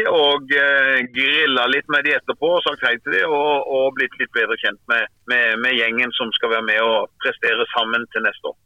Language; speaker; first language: Norwegian; native; Norwegian